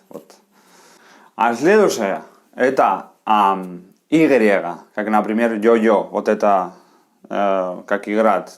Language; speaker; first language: Russian; non-native, fluent; Spanish